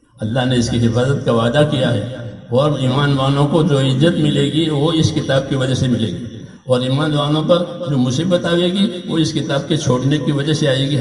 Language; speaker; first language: Urdu; non-native, local second language; Gujarati